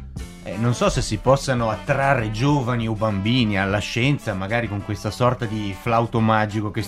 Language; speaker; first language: Italian; native; Italian